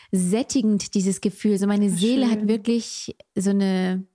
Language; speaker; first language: German; non-native, fluent; French